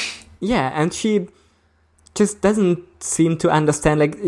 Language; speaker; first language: English; early bilingual, other home language; Hungarian